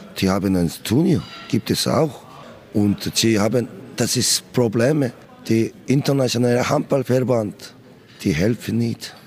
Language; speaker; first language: German; non-native, learner; Korean